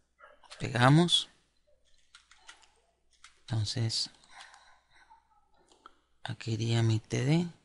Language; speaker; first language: Spanish; native; Spanish